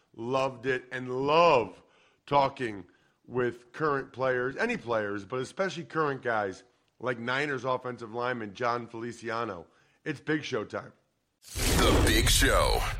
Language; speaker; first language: English; native; English